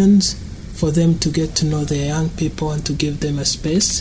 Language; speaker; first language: English; non-native, local second language; Kinyarwanda